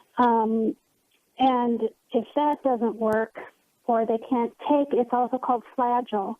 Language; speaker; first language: English; native; English